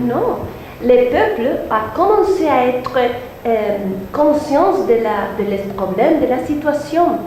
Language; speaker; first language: French; non-native, learner; Spanish